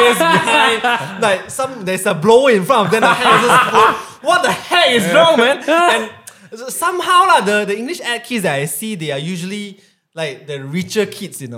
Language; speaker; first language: English; non-native, local second language; Min Nan Chinese